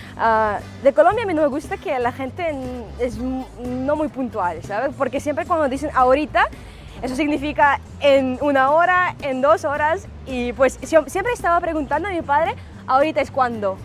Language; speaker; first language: Spanish; early bilingual, other home language; Ukrainian